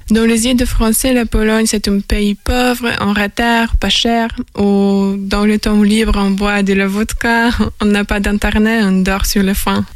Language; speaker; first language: French; non-native, fluent; Polish